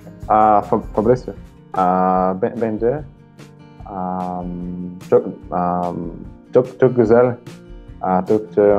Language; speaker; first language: Turkish; non-native, learner; Portuguese